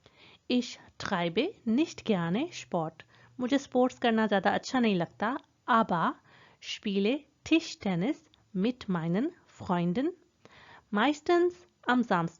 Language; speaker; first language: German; non-native, fluent; Hindi